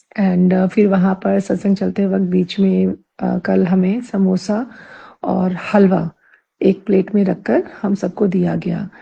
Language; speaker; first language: Hindi; native; Hindi